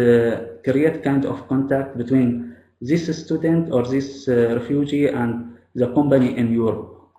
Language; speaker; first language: English; non-native, fluent; Arabic